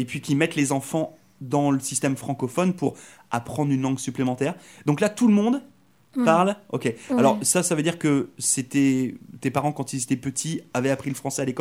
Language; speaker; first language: French; native; French